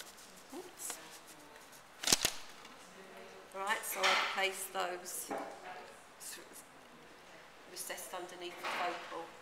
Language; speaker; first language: English; native; English